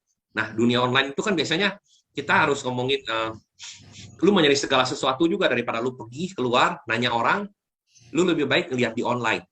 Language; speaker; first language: Indonesian; native; Indonesian